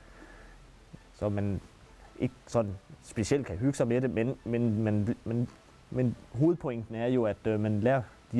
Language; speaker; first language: Danish; native; Danish